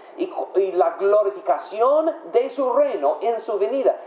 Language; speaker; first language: Spanish; non-native, fluent; English